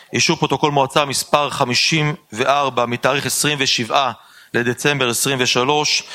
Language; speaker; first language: Hebrew; native; Hebrew